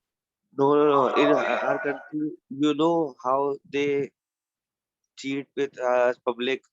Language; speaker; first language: English; non-native, learner; Urdu